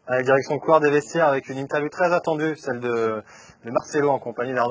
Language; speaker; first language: French; native; French